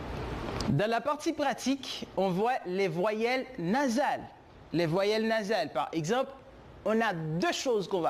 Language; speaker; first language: French; non-native, fluent; Spanish